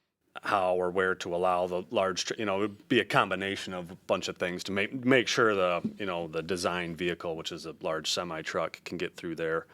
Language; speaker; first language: English; native; English